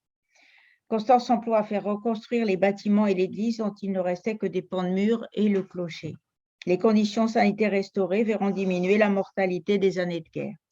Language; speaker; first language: French; native; French